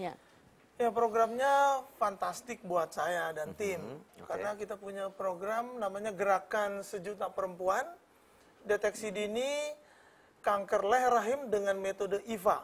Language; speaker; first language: Indonesian; native; Indonesian